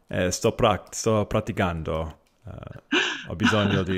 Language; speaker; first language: Italian; early bilingual, heritage; Italian